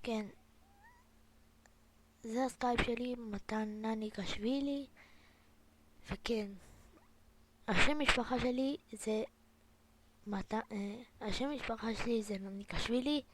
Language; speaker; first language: Hebrew; native; Hebrew